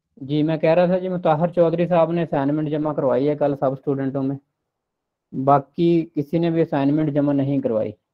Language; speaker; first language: Urdu; non-native, local second language; Punjabi